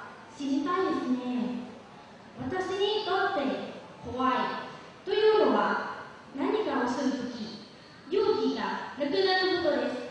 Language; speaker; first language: Japanese; non-native, learner; Lao